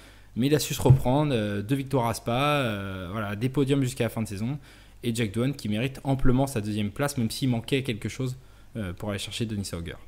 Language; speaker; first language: French; native; French